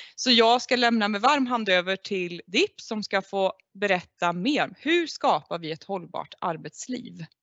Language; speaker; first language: Swedish; native; Swedish